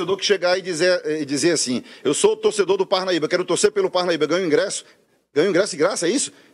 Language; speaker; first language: Portuguese; native; Portuguese